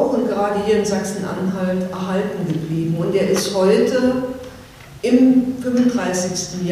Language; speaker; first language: German; native; German